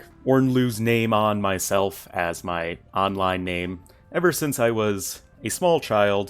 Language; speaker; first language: English; native; English